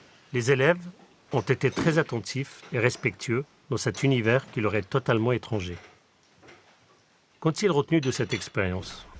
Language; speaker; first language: French; native; French